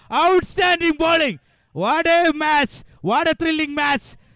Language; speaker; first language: English; non-native, local second language; Malayalam